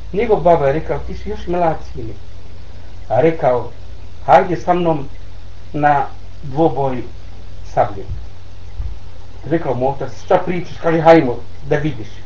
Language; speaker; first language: Bosnian; non-native, learner; Arabic